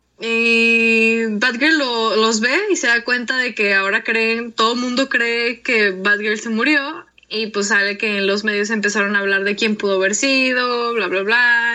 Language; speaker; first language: Spanish; native; Spanish